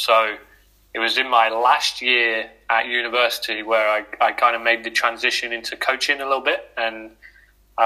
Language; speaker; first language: English; native; English